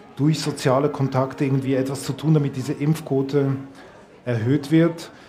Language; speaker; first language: German; native; German